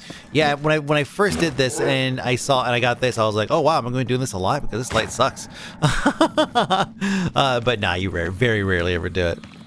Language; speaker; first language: English; native; English